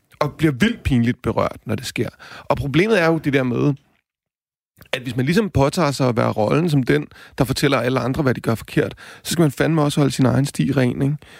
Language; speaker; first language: Danish; native; Danish